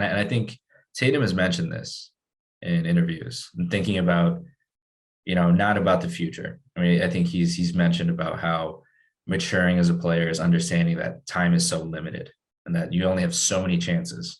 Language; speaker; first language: English; native; English